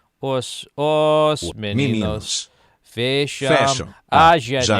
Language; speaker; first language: Portuguese; non-native, learner; English